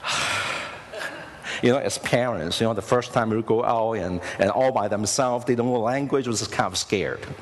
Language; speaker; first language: English; non-native, local second language; Cantonese